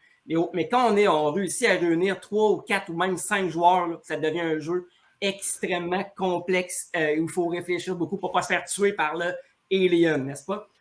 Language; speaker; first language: French; native; French